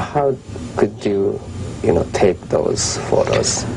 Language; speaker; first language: English; non-native, learner; Japanese